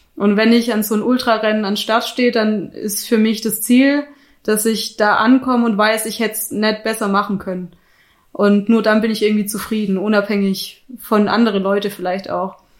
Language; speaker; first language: German; native; German